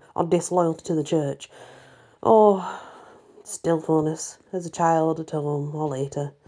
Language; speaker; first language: English; native; English